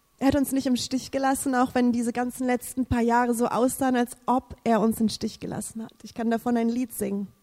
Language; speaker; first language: German; non-native, fluent; English